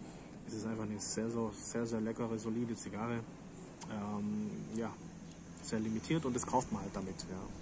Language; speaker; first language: German; native; German